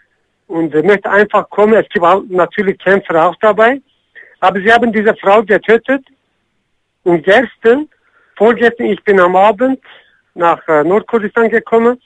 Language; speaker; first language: German; non-native, learner; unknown